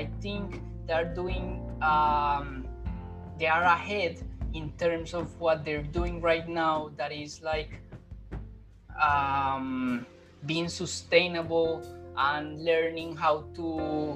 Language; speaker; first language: English; non-native, fluent; Spanish